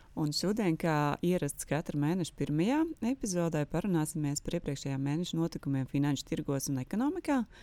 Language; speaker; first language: Latvian; native; Latvian